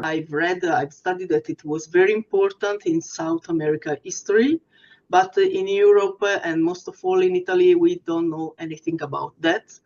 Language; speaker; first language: English; non-native, fluent; Italian